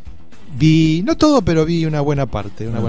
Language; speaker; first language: Spanish; native; Spanish